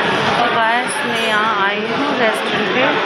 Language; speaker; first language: Hindi; non-native, local second language; Tibetan